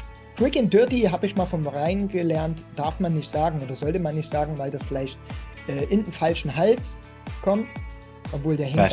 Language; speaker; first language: German; native; German